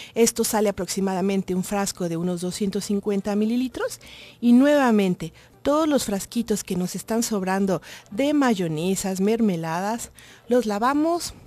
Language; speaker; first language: Spanish; native; Spanish